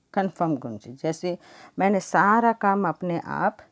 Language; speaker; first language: Hindi; non-native, local second language; Telugu